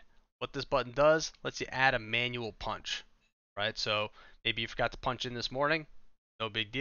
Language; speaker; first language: English; native; English